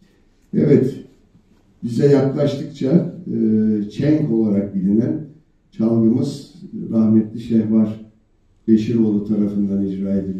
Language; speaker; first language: Turkish; native; Turkish